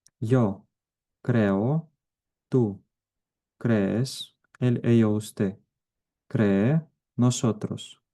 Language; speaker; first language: Spanish; non-native, fluent; Ukrainian